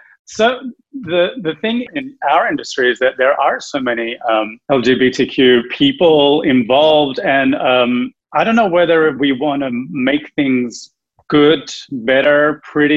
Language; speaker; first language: English; native; English